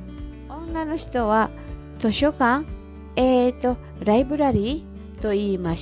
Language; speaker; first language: Japanese; non-native, fluent; Indonesian